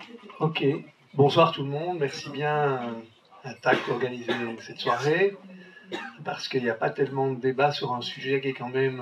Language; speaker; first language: French; native; French